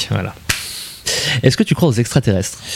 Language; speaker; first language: French; native; French